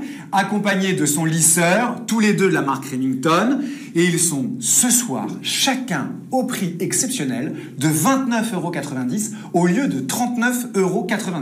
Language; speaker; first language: French; native; French